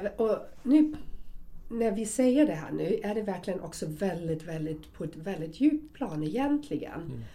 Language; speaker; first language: Swedish; non-native, fluent; German